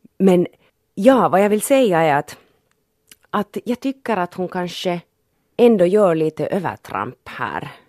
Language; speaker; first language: Swedish; native; Swedish